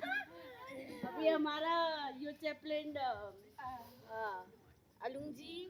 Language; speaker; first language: Hindi; non-native, local second language; Rongmei Naga